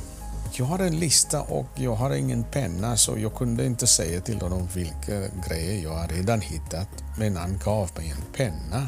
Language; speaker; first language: Swedish; non-native, fluent; Afrikaans